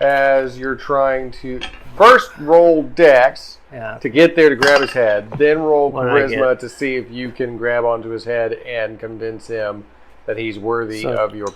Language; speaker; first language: English; native; English